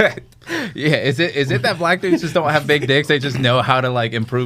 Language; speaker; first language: English; native; English